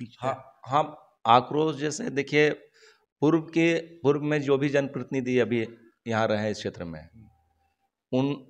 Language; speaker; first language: Hindi; native; Hindi